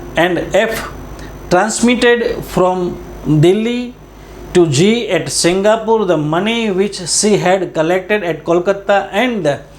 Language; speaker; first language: English; non-native, local second language; Gujarati